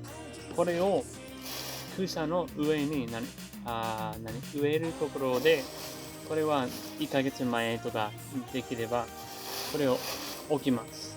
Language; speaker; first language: Japanese; non-native, learner; English